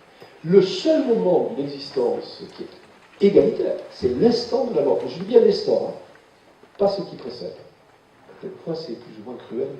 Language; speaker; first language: French; native; French